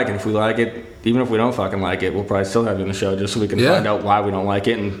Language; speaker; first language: English; native; English